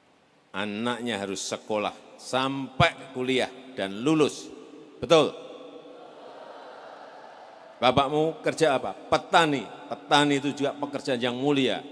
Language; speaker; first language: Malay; non-native, local second language; Javanese